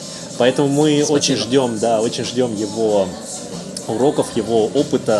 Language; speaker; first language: Russian; native; Russian